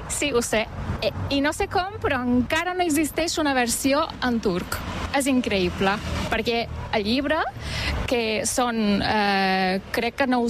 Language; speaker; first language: Catalan; non-native, fluent; Turkish